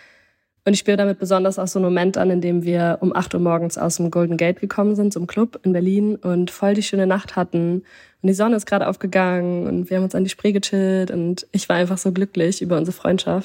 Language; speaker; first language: German; native; German